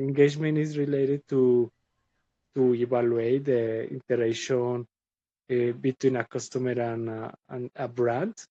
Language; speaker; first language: English; non-native, learner; Spanish